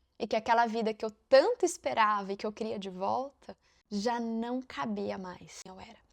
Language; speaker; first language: Portuguese; native; Portuguese